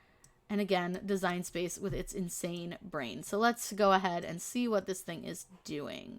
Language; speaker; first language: English; native; English